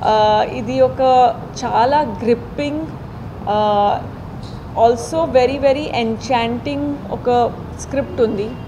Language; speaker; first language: Telugu; non-native, fluent; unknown